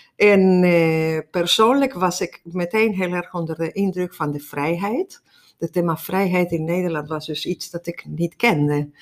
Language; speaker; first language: Dutch; non-native, fluent; Spanish